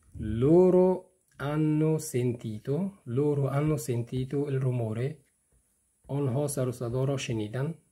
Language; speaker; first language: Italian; non-native, fluent; Persian